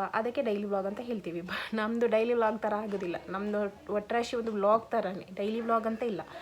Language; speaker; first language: Kannada; non-native, local second language; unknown